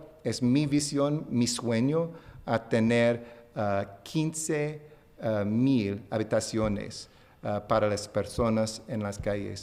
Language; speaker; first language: Spanish; non-native, fluent; English